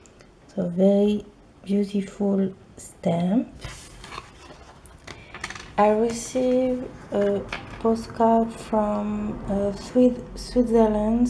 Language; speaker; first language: English; non-native, learner; French